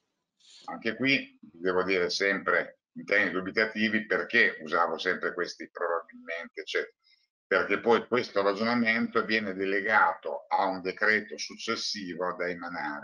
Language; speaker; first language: Italian; native; Italian